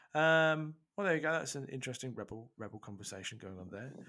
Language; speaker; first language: English; native; English